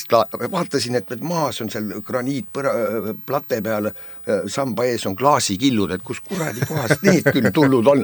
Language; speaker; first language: Estonian; native; Estonian